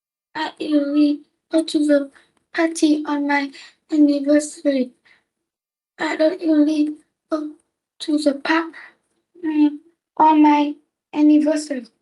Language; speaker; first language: English; non-native, learner; Vietnamese